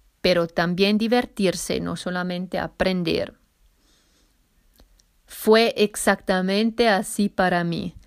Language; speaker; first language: Spanish; non-native, fluent; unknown